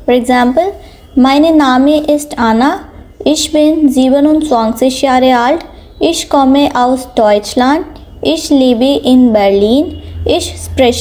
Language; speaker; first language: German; non-native, fluent; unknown